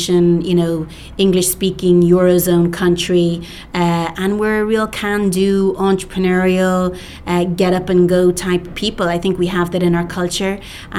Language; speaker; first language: English; native; English